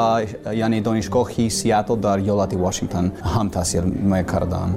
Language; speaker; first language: Persian; non-native, learner; English